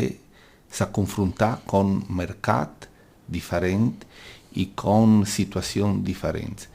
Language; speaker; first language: Catalan; non-native, local second language; Italian